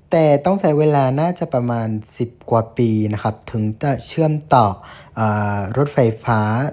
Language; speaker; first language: Thai; non-native, fluent; Vietnamese